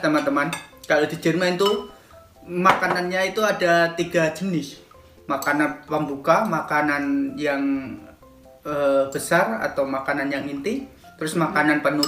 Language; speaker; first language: Indonesian; native; Indonesian